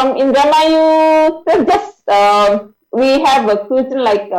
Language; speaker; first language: English; non-native, learner; Indonesian